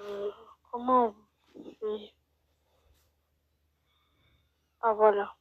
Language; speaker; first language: French; native; French